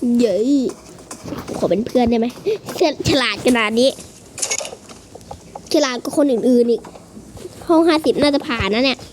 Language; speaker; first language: Thai; native; Thai